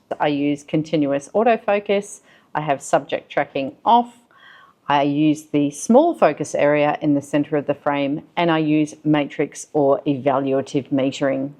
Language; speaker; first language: English; native; English